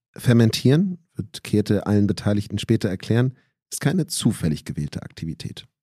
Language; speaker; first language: German; native; German